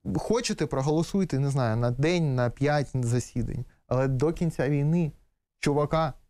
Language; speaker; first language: Ukrainian; native; Ukrainian